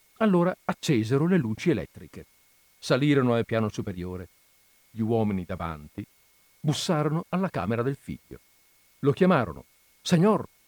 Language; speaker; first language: Italian; native; Italian